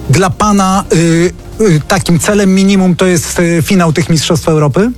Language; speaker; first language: Polish; native; Polish